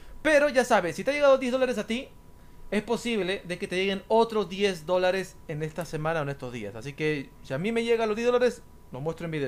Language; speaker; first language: Spanish; native; Spanish